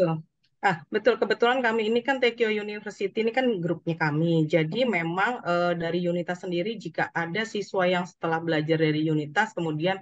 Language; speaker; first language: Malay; non-native, fluent; Japanese